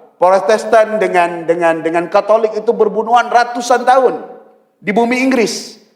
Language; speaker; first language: Malay; native; Malay